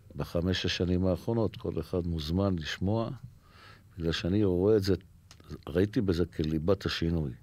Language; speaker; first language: Hebrew; native; Hebrew